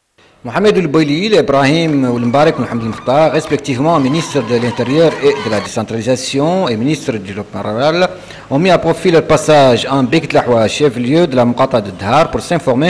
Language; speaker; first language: French; non-native, local second language; Arabic